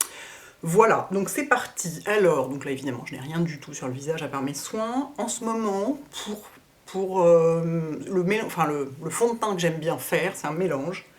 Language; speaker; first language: French; native; French